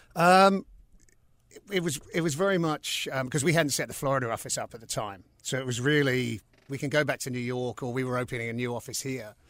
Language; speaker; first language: English; native; English